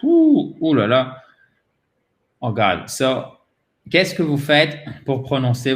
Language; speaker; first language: French; native; French